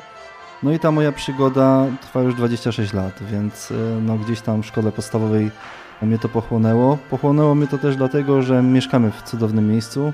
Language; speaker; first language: Polish; native; Polish